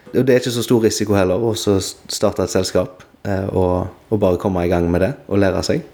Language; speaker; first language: Norwegian; native; Norwegian